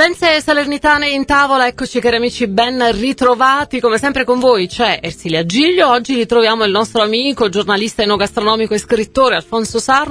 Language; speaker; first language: Italian; native; Italian